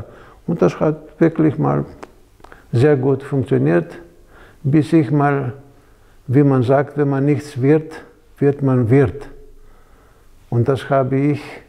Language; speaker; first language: German; non-native, fluent; Greek